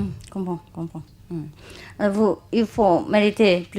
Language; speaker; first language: French; non-native, learner; Chinese